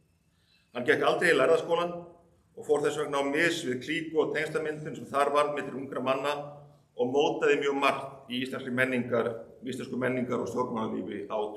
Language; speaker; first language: Icelandic; native; Icelandic